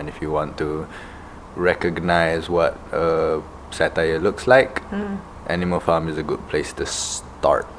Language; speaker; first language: English; non-native, local second language; Malay